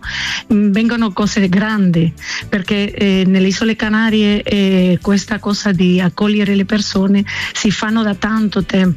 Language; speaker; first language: Italian; non-native, fluent; Spanish